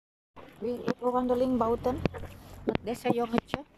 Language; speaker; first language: Dutch; non-native, learner; Indonesian